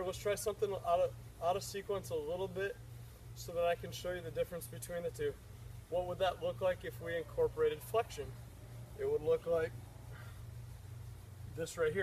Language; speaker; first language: English; native; English